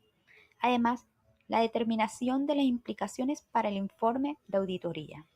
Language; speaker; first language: Spanish; native; Spanish